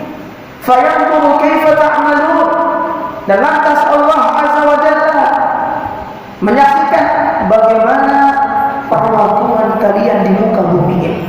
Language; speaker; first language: Indonesian; native; Indonesian